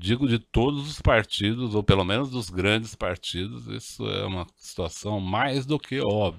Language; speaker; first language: Portuguese; native; Portuguese